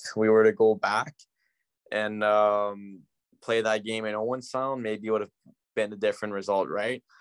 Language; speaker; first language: English; native; English